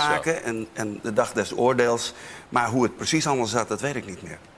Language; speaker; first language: Dutch; native; Dutch